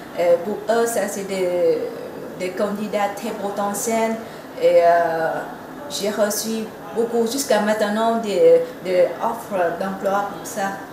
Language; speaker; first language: French; non-native, fluent; Vietnamese